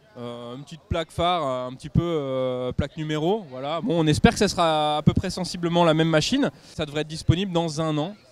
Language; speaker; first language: French; native; French